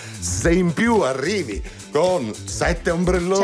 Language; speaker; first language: Italian; native; Italian